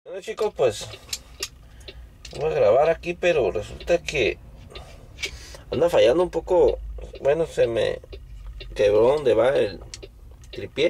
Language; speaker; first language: Spanish; native; Spanish